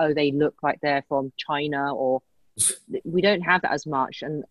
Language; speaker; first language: English; native; English